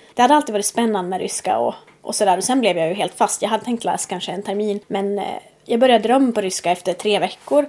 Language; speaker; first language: Swedish; native; Swedish